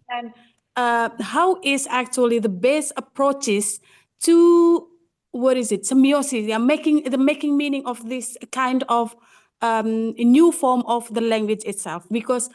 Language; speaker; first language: English; non-native, fluent; Indonesian